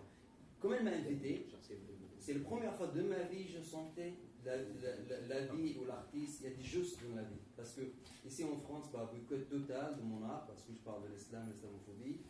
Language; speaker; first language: French; non-native, fluent; Arabic